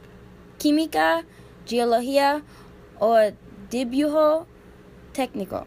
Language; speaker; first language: Spanish; non-native, learner; English